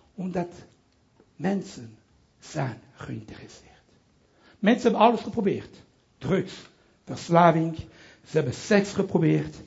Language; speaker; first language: Dutch; non-native, local second language; French